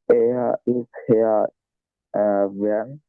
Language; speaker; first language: German; non-native, learner; Bangla